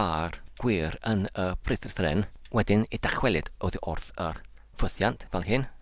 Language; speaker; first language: Welsh; non-native, learner; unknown